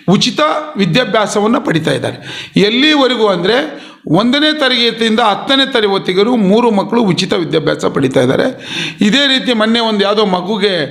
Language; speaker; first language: Kannada; non-native, local second language; Urdu